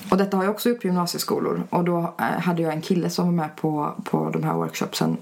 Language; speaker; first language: Swedish; early bilingual, other home language; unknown